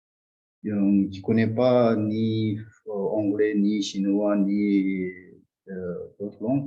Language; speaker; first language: French; non-native, fluent; Tibetan